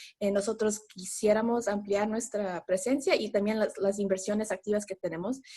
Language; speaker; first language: Spanish; early bilingual, heritage; Spanish